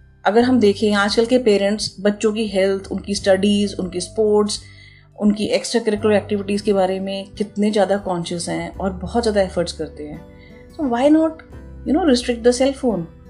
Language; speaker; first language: Hindi; native; Hindi